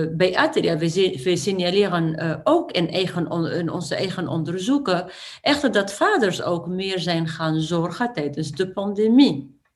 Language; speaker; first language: Dutch; non-native, fluent; Arabic